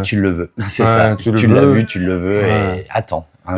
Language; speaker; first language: French; native; French